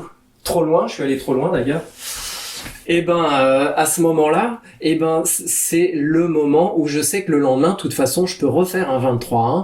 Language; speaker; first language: French; native; French